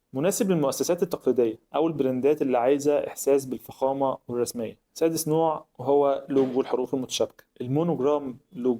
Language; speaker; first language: Arabic; native; Arabic